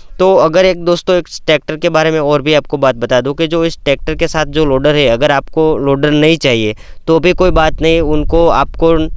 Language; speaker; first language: Hindi; non-native, local second language; Gujarati